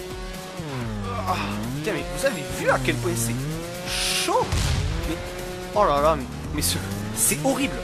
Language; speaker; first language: French; native; French